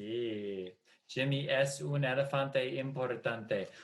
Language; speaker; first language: Spanish; non-native, fluent; English